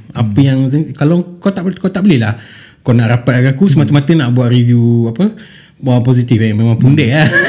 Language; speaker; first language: Malay; native; Malay